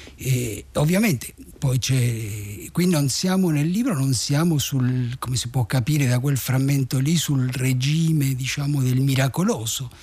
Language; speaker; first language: Italian; non-native, fluent; Spanish